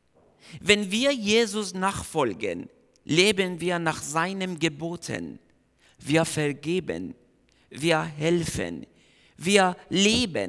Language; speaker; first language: German; non-native, fluent; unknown